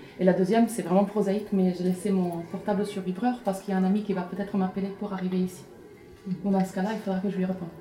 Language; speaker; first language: French; non-native, fluent; Italian